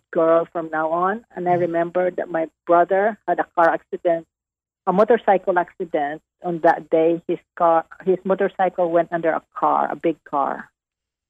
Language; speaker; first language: English; non-native, local second language; Hiligaynon